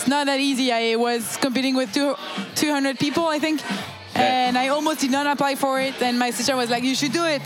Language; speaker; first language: English; non-native, fluent; French